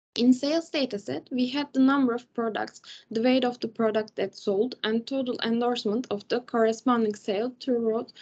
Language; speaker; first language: English; non-native, fluent; Turkish